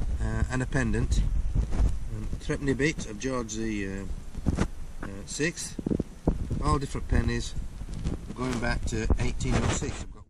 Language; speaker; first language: English; native; English